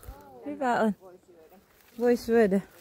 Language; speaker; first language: Finnish; non-native, learner; Filipino